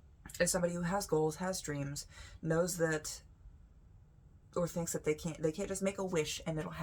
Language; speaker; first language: English; native; English